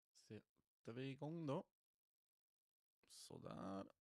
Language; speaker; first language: Swedish; native; Swedish